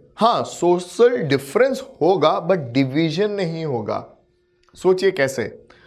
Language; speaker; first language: Hindi; native; Hindi